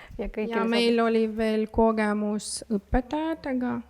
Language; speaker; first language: Estonian; non-native, local second language; Russian